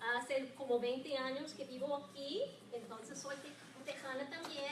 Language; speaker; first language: Spanish; non-native, learner; English